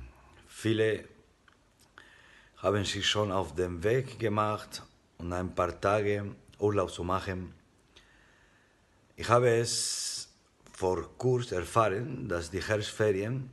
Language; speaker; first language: German; non-native, fluent; Spanish